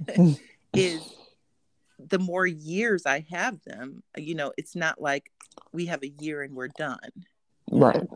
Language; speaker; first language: English; native; English